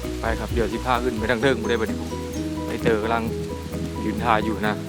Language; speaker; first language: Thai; non-native, local second language; Northeastern Thai